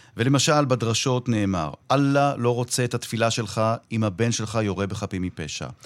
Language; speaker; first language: Hebrew; native; Hebrew